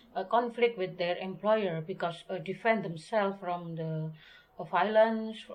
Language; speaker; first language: English; non-native, learner; Indonesian